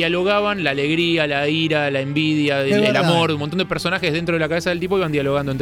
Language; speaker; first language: Spanish; native; Spanish